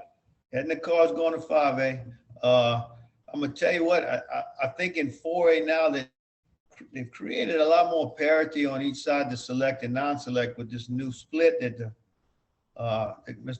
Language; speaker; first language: English; native; English